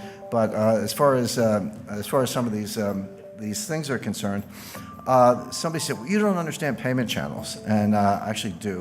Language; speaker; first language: English; native; English